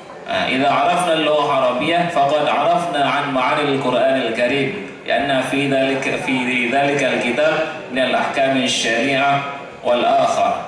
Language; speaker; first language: Arabic; non-native, fluent; Indonesian